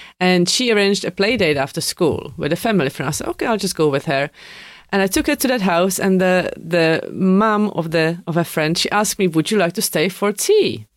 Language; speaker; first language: English; non-native, fluent; Czech